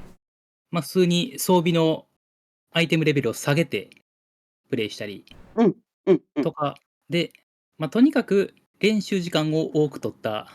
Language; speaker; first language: Japanese; native; Japanese